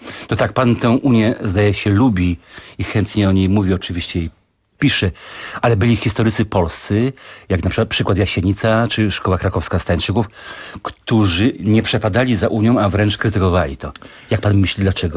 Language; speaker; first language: Polish; native; Polish